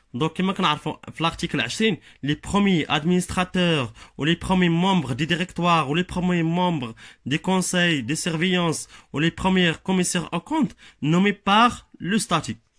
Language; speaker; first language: French; non-native, local second language; Arabic